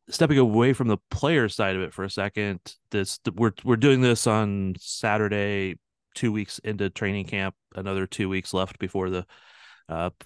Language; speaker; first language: English; native; English